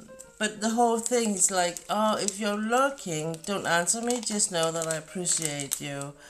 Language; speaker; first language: English; non-native, fluent; Danish